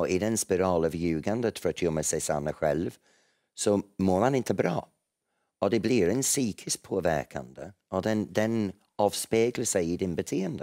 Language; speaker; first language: Swedish; non-native, fluent; English